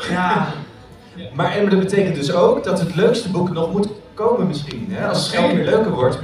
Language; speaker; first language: Dutch; native; Dutch